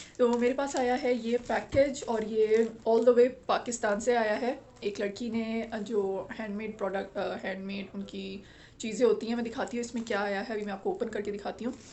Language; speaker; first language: Urdu; native; Urdu